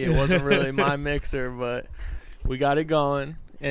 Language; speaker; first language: English; native; English